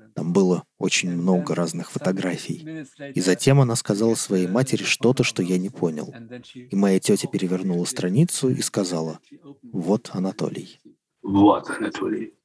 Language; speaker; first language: Russian; non-native, fluent; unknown